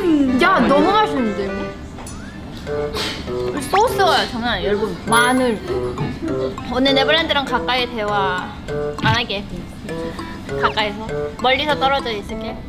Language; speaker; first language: Korean; non-native, fluent; Chinese